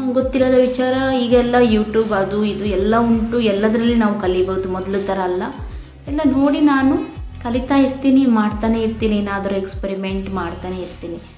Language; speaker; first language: Kannada; non-native, local second language; Konkani